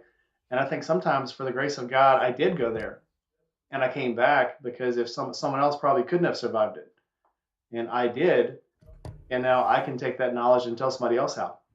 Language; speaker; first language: English; native; English